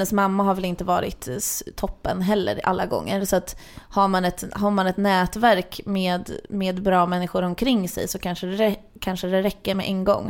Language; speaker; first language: Swedish; native; Swedish